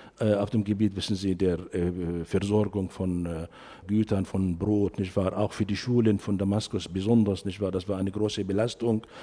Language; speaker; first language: German; non-native, fluent; Arabic